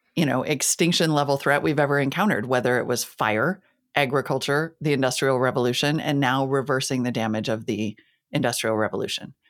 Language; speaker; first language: English; native; English